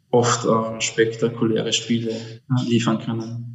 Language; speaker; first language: German; native; German